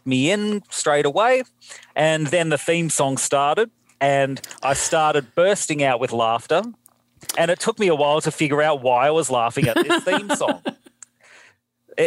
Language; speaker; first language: English; native; English